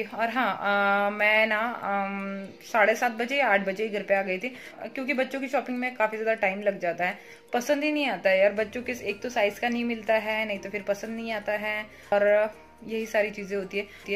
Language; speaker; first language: Hindi; native; Hindi